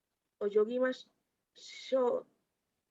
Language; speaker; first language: Japanese; non-native, learner; Spanish